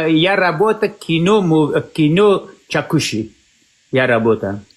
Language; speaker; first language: Russian; non-native, learner; Persian